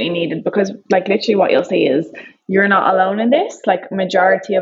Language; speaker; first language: English; native; English